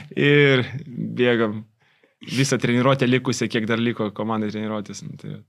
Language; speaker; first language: Lithuanian; native; Lithuanian